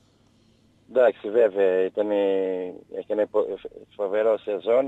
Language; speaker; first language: Greek; non-native, learner; Portuguese